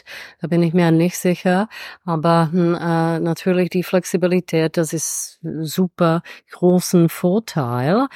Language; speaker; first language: German; non-native, fluent; Czech